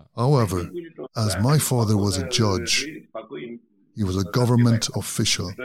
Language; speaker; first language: English; non-native, fluent; Azerbaijani